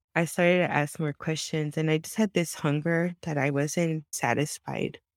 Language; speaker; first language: English; early bilingual, other home language; Spanish